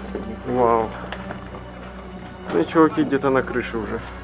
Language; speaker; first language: Russian; native; Russian